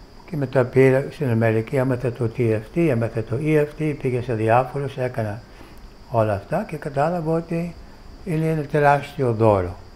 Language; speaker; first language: Greek; non-native, fluent; English